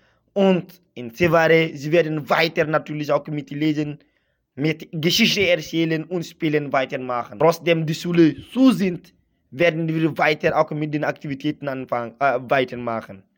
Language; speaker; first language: German; non-native, fluent; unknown